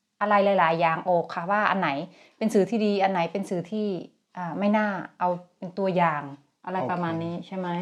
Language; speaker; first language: Thai; native; Thai